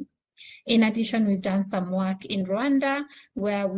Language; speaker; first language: English; non-native, local second language; Swahili